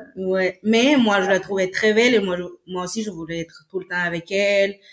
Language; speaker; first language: French; non-native, fluent; Spanish